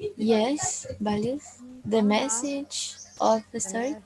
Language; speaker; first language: English; non-native, learner; Spanish